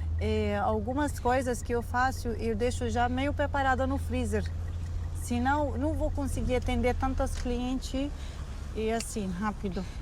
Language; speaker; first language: Portuguese; non-native, learner; Arabic